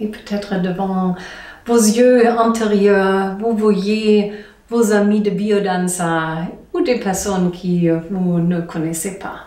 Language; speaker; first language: French; non-native, learner; German